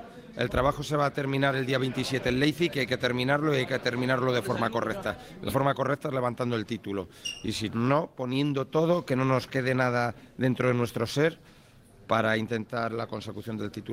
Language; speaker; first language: Spanish; native; Spanish